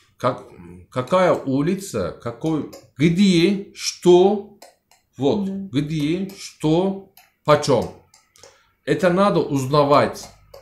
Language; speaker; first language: Russian; non-native, learner; Turkish